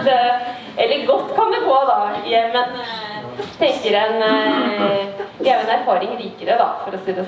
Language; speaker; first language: Norwegian; native; Norwegian